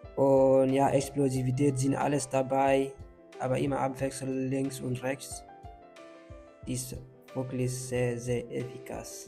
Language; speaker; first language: German; non-native, learner; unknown